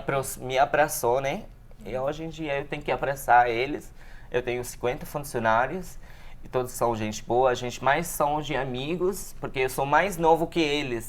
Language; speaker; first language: Portuguese; non-native, learner; Arabic